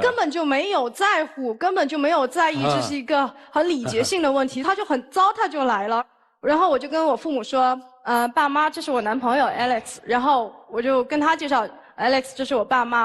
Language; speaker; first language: Chinese; native; Chinese